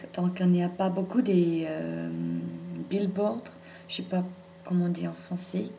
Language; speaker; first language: French; non-native, fluent; English